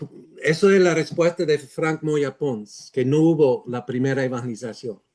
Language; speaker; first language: Spanish; non-native, fluent; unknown